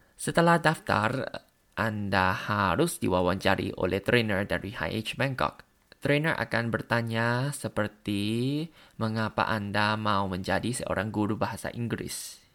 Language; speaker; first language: Indonesian; non-native, learner; Thai